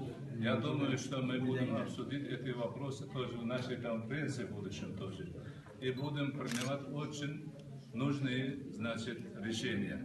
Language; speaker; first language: Russian; non-native, local second language; Uzbek